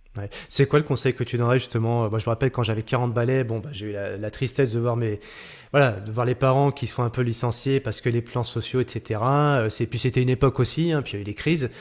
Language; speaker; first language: French; native; French